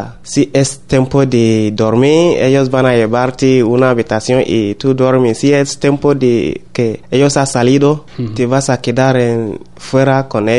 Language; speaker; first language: Spanish; non-native, learner; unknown